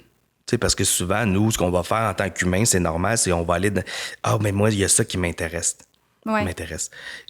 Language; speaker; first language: French; native; French